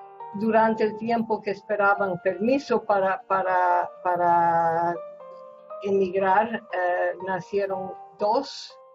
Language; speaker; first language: Spanish; non-native, fluent; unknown